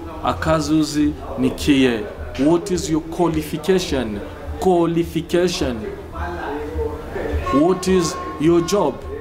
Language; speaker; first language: English; non-native, fluent; Rundi